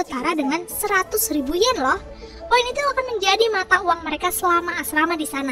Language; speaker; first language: Indonesian; native; Indonesian